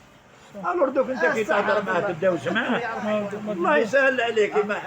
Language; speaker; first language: Arabic; native; Arabic